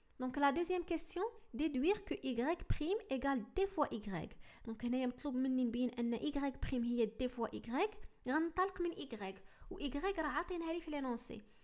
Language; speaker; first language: French; non-native, local second language; Arabic